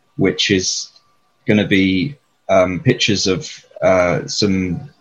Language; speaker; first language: English; native; English